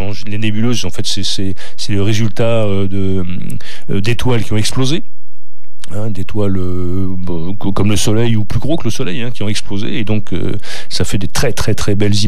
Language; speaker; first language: French; native; French